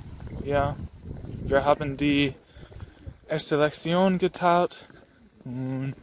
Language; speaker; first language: German; non-native, learner; English